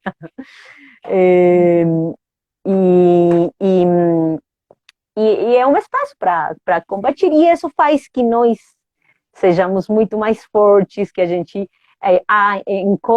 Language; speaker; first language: Portuguese; non-native, fluent; Spanish